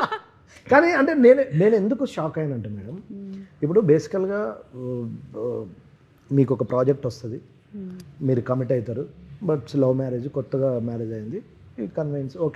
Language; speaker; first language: Telugu; native; Telugu